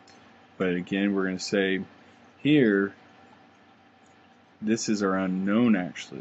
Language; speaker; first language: English; native; English